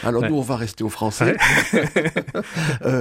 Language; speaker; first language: French; native; French